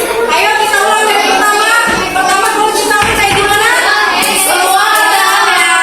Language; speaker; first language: Indonesian; native; Indonesian